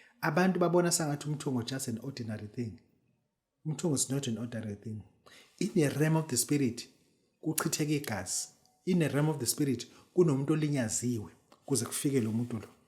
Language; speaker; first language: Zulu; native; Zulu